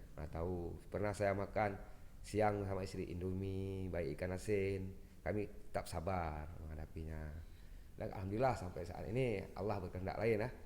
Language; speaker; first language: Indonesian; non-native, local second language; Achinese